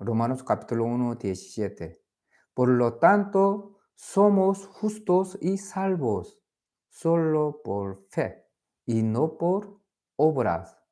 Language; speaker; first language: Spanish; non-native, fluent; Korean